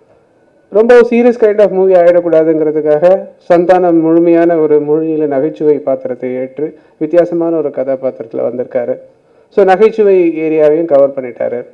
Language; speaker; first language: Tamil; native; Tamil